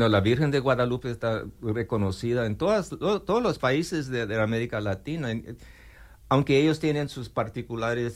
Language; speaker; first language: Spanish; non-native, learner; English